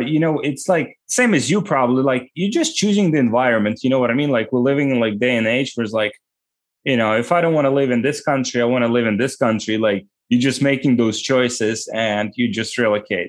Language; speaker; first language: English; non-native, fluent; Ukrainian